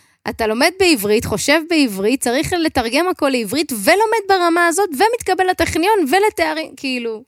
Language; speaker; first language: Hebrew; native; Hebrew